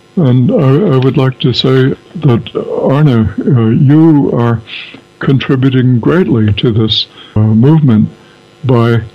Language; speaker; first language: English; native; English